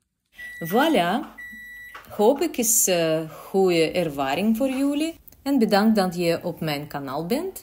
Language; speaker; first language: Dutch; non-native, learner; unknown